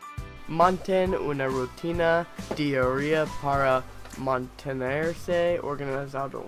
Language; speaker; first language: Spanish; non-native, learner; English